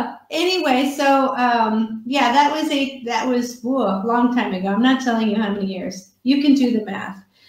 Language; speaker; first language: English; native; English